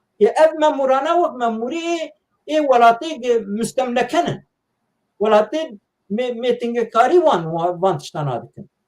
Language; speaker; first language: Kurdish; native; Kurdish